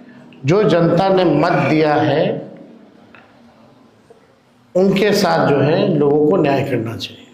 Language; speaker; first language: Hindi; native; Hindi